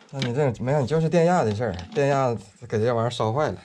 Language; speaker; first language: Chinese; native; Chinese